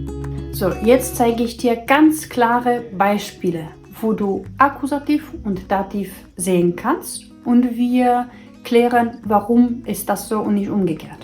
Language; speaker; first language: German; non-native, fluent; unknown